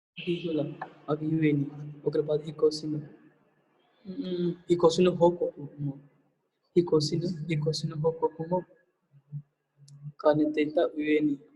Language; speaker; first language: Japanese; non-native, fluent; Hindi